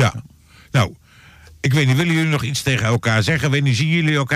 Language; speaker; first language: Dutch; native; Dutch